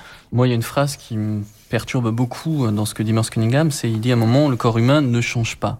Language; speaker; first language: French; native; French